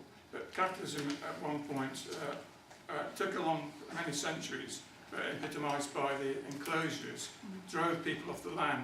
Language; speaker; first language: English; native; English